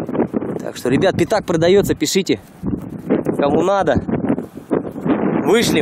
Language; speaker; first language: Russian; native; Russian